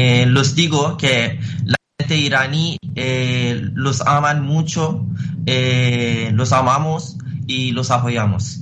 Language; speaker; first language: Spanish; non-native, fluent; Persian